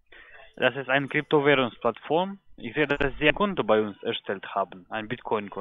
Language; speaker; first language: German; non-native, learner; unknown